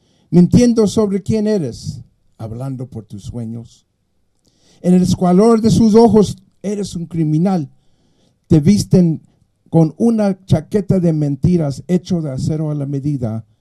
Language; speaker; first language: Spanish; early bilingual, heritage; Spanish